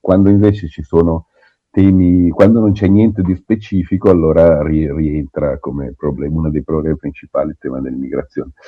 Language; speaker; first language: Italian; native; Italian